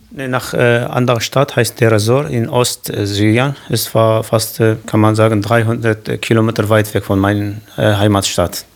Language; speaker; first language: German; non-native, learner; Kurdish